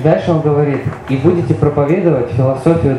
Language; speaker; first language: Russian; native; Russian